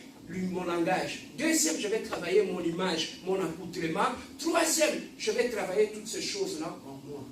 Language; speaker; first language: French; non-native, local second language; Lingala